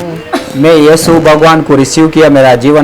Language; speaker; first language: Hindi; early bilingual, heritage; Hindi